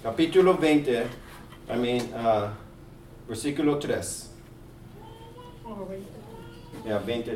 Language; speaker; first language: Spanish; early bilingual, heritage; English